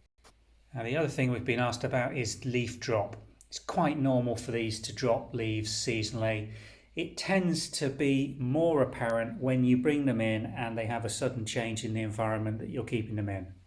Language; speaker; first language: English; native; English